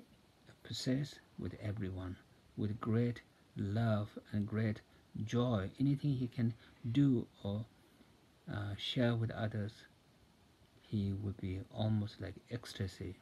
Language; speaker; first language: English; non-native, fluent; Tibetan